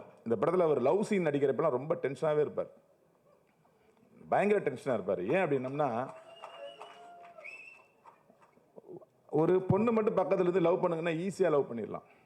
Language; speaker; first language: Tamil; native; Tamil